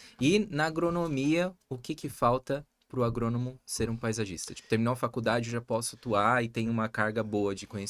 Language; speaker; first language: Portuguese; native; Portuguese